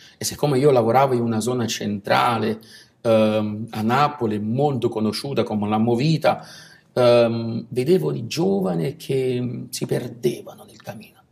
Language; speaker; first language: Italian; non-native, fluent; Portuguese